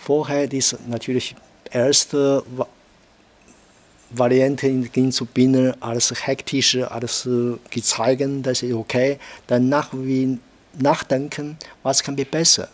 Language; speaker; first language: German; non-native, learner; Chinese